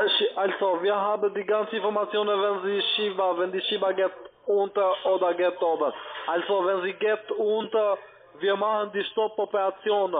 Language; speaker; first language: German; non-native, learner; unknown